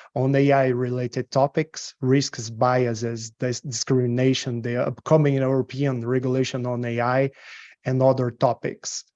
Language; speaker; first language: English; non-native, fluent; Portuguese